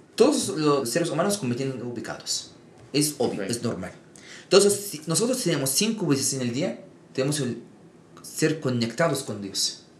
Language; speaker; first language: Spanish; non-native, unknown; Arabic